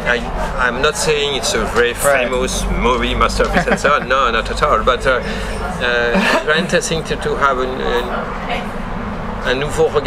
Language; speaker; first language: English; non-native, learner; French